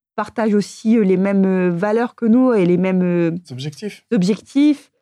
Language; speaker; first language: French; native; French